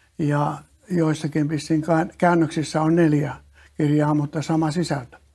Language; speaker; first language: Finnish; native; Finnish